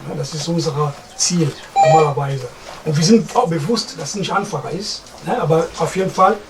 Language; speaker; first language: German; non-native, fluent; French